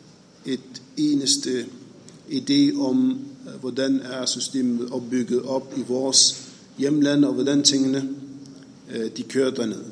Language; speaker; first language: Danish; non-native, fluent; Arabic